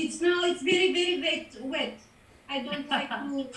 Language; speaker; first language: English; non-native, fluent; Macedonian